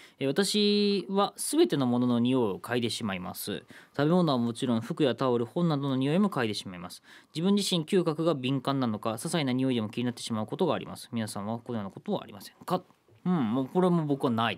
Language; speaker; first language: Japanese; native; Japanese